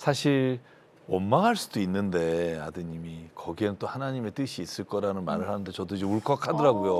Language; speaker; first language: Korean; native; Korean